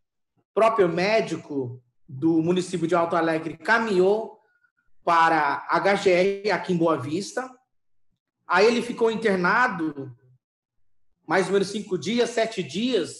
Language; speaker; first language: Portuguese; non-native, local second language; Yanomámi